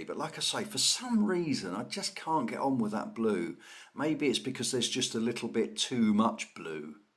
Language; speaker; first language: English; native; English